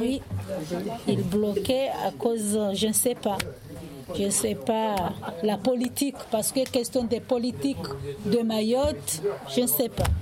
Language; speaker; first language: French; non-native, learner; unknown